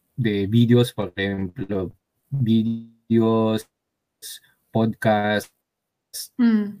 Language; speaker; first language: Spanish; non-native, learner; Chinese